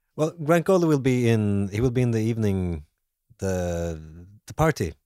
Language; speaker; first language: English; non-native, fluent; Swedish